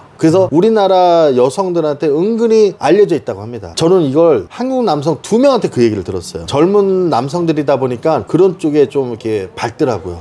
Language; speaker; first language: Korean; native; Korean